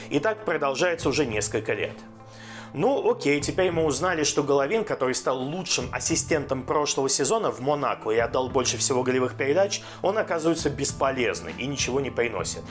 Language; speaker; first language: Russian; native; Russian